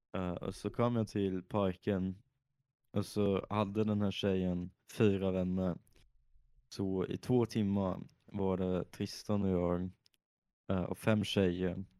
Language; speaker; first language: Swedish; native; Swedish